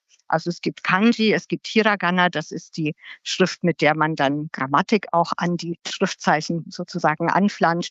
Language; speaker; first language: German; native; German